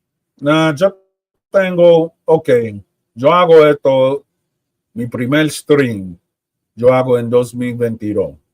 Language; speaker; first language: Spanish; early bilingual, heritage; Spanish